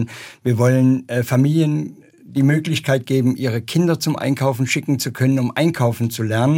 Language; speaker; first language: German; native; German